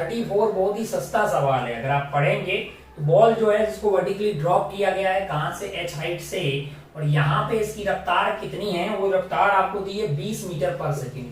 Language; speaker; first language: Hindi; native; Hindi